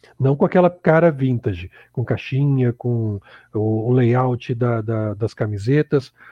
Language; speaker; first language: Portuguese; native; Portuguese